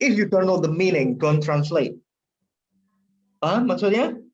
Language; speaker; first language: English; non-native, fluent; Indonesian